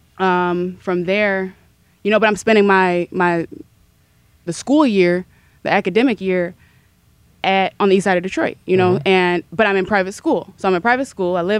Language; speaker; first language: English; native; English